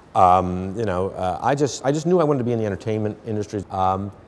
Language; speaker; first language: English; native; English